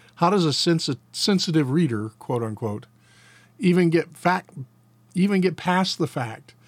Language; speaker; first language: English; native; English